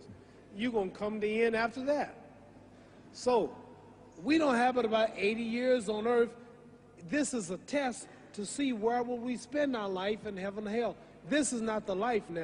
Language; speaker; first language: English; native; English